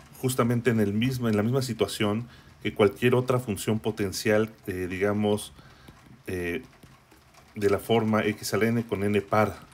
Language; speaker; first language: Spanish; native; Spanish